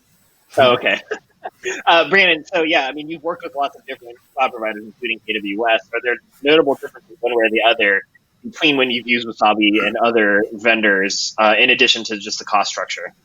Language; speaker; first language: English; native; English